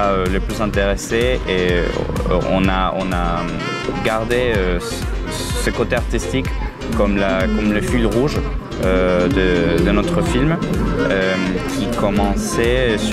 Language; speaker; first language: French; non-native, fluent; Spanish